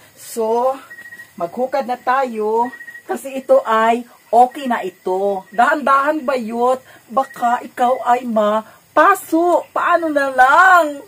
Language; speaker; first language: Filipino; non-native, local second language; Cebuano